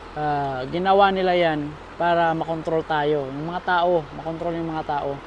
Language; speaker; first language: Filipino; non-native, local second language; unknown